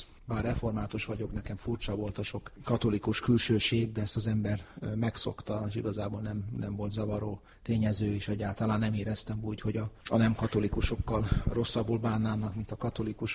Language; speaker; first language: Hungarian; early bilingual, heritage; Hungarian